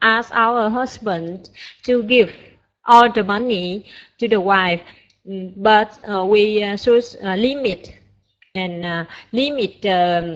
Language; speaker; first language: English; non-native, learner; Vietnamese